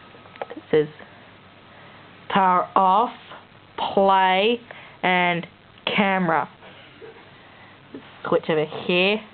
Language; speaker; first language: English; native; English